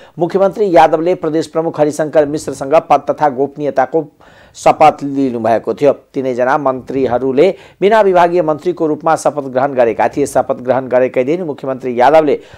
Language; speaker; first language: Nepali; non-native, local second language; Maithili